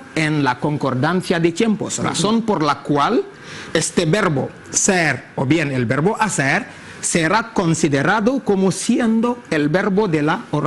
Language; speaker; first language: Spanish; non-native, fluent; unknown